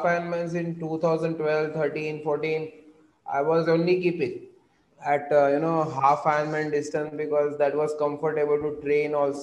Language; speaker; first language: English; non-native, local second language; Marathi